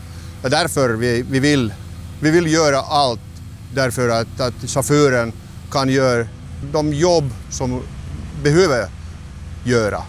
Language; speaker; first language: Swedish; non-native, local second language; Finnish